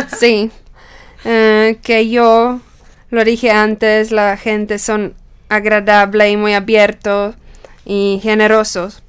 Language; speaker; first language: Spanish; non-native, learner; Czech